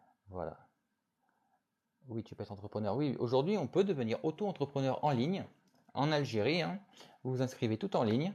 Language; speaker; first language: French; native; French